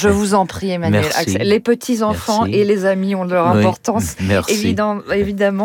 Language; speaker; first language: French; native; French